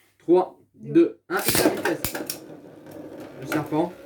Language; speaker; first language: French; native; French